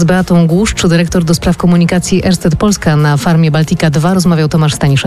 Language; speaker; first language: Polish; native; Polish